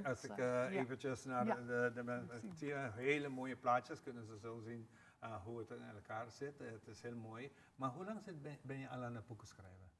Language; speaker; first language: Dutch; non-native, local second language; Papiamento